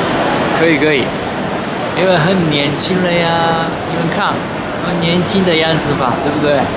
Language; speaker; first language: Chinese; non-native, learner; Japanese